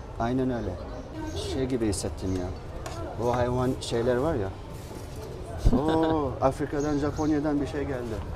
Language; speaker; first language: Turkish; non-native, learner; Japanese